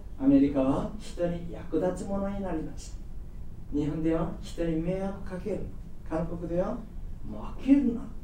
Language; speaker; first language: Japanese; non-native, fluent; Korean